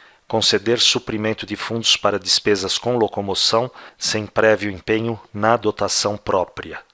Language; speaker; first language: Portuguese; native; Portuguese